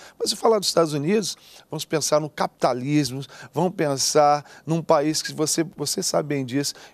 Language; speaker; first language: Portuguese; native; Portuguese